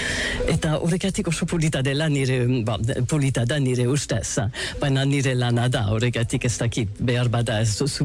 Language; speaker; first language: Basque; non-native, local second language; English